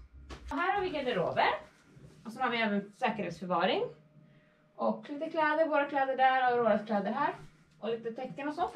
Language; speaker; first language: Swedish; native; Swedish